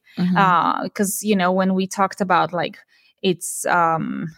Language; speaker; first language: English; non-native, fluent; Polish